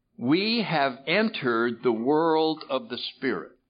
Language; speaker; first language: English; native; English